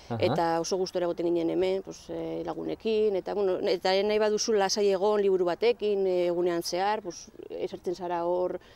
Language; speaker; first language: Basque; non-native, local second language; Spanish